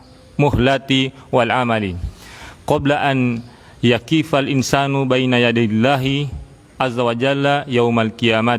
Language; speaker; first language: Arabic; non-native, fluent; Indonesian